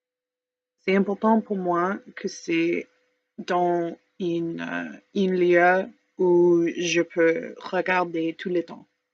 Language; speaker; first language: French; non-native, learner; English